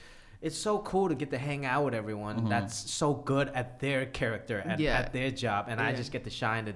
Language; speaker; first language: English; early bilingual, other home language; Cantonese